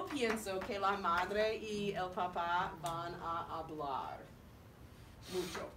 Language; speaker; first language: Spanish; non-native, fluent; English